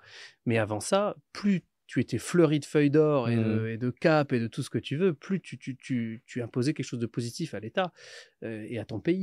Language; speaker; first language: French; native; French